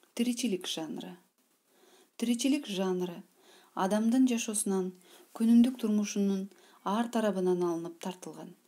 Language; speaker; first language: Kyrgyz; non-native, local second language; Uzbek